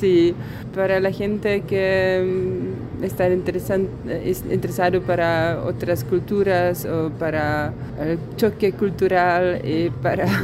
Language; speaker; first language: Spanish; non-native, fluent; Czech